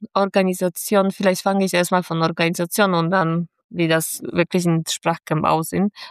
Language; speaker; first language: German; non-native, fluent; Polish